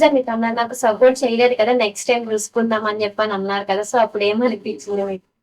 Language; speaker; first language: Telugu; native; Telugu